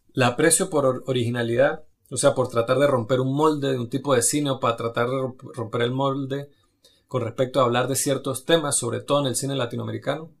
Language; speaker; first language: Spanish; native; Spanish